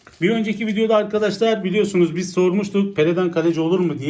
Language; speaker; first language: Turkish; native; Turkish